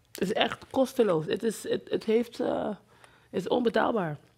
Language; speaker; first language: Dutch; non-native, fluent; English